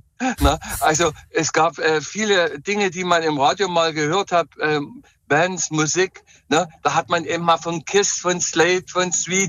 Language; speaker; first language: German; native; German